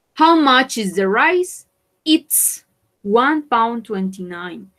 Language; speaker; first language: English; non-native, fluent; Spanish